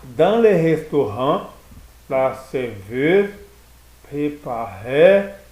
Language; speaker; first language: French; non-native, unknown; Portuguese